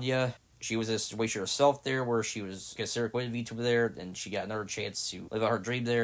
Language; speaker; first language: English; native; English